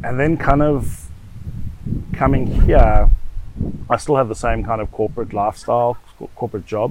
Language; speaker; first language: English; native; English